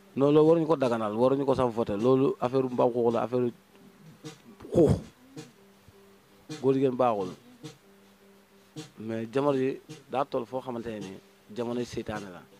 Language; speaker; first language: Wolof; native; Wolof